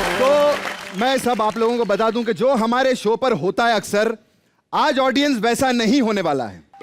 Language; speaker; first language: Hindi; native; Hindi